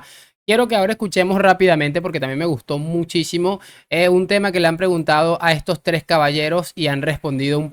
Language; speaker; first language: Spanish; native; Spanish